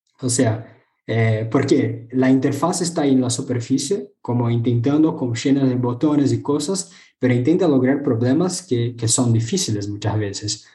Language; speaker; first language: Spanish; non-native, fluent; Portuguese